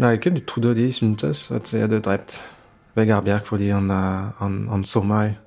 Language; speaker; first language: Norwegian; non-native, fluent; French